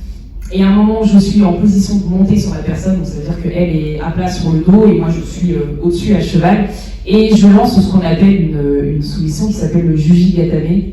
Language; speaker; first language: French; native; French